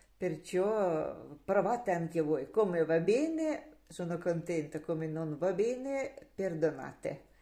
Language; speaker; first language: Italian; non-native, learner; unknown